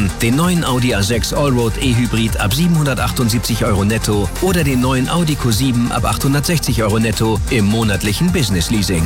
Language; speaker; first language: German; native; German